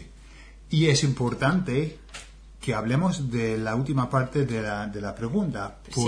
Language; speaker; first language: Spanish; non-native, fluent; English